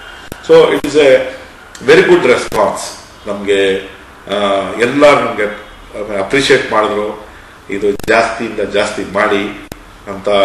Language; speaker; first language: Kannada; non-native, local second language; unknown